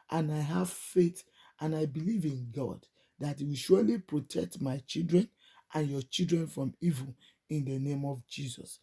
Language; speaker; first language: English; non-native, local second language; Yoruba